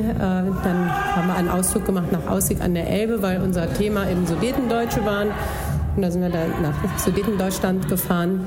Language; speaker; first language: German; native; German